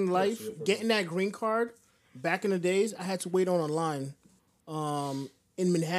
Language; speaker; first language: English; non-native, fluent; French